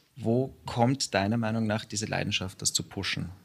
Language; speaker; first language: German; native; German